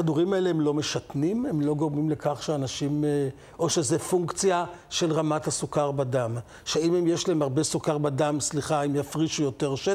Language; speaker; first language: Hebrew; native; Hebrew